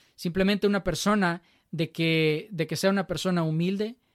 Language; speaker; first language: Spanish; native; Spanish